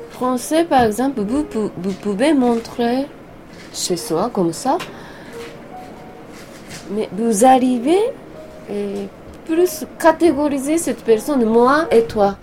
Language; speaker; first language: French; non-native, learner; Japanese